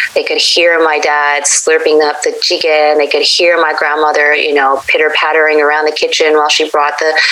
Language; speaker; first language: English; native; English